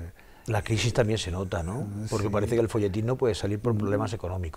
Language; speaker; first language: Spanish; native; Spanish